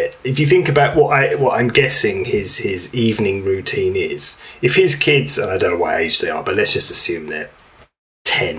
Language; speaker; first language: English; native; English